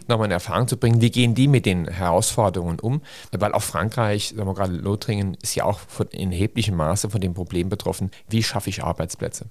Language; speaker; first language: German; native; German